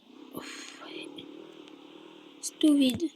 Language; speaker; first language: French; native; French